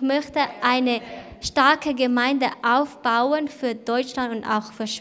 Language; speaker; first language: German; non-native, fluent; Thai